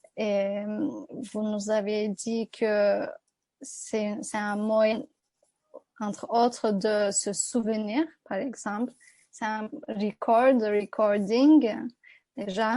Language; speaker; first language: French; non-native, fluent; Turkish